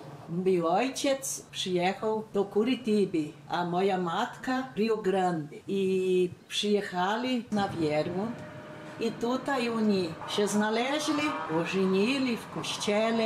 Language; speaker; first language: Polish; early bilingual, heritage; Polish